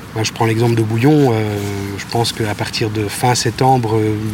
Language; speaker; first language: French; native; French